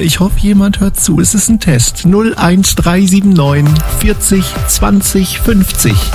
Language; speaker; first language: German; native; German